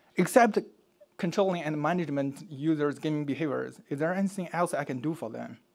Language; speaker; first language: English; non-native, fluent; Chinese